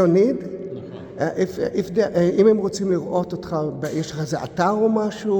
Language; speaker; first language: Hebrew; non-native, fluent; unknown